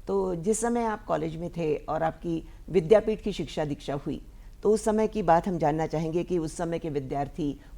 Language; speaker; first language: Hindi; non-native, local second language; Marathi